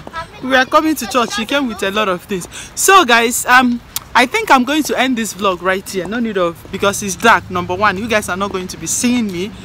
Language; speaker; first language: English; non-native, local second language; Igbo